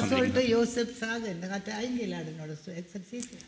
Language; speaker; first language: German; non-native, learner; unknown